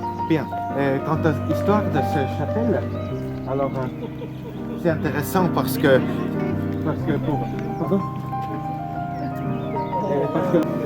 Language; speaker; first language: French; non-native, fluent; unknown